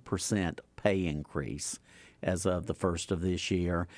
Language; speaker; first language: English; native; English